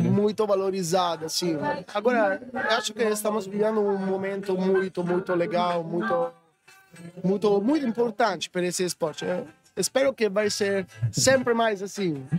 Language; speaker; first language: Portuguese; non-native, learner; Italian